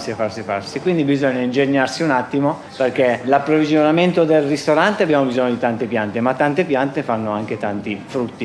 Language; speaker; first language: Italian; native; Italian